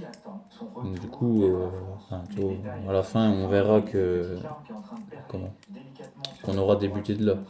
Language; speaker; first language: French; native; French